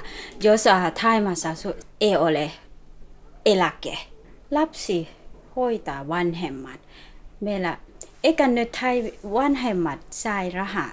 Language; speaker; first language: Finnish; non-native, learner; Thai